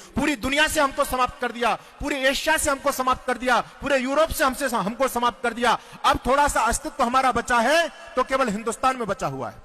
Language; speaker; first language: Hindi; native; Hindi